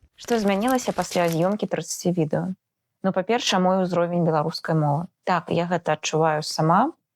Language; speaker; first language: Belarusian; non-native, local second language; Russian